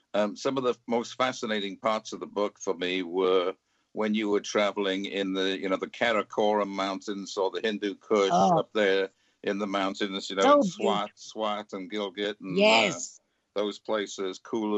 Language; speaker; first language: English; native; English